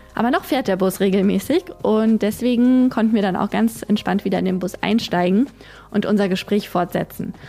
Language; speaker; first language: German; native; German